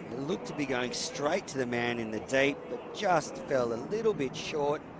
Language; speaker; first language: English; native; English